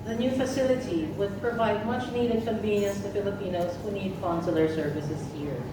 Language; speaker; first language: English; non-native, local second language; Filipino